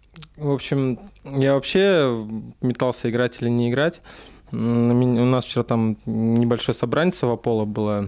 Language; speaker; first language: Russian; native; Russian